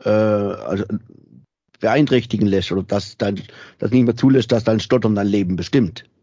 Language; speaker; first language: German; native; German